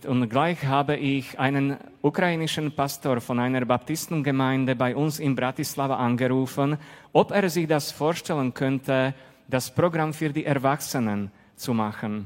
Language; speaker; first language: German; non-native, fluent; Slovak